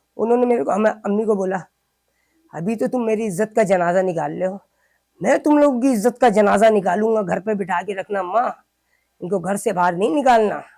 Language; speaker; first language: Urdu; native; Urdu